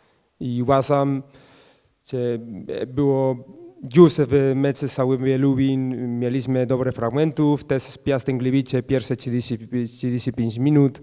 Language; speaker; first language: Polish; non-native, fluent; Spanish